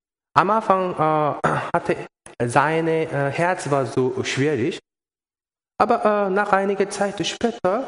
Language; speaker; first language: German; non-native, learner; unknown